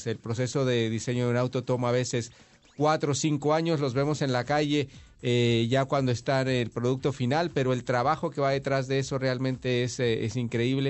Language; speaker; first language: Spanish; native; Spanish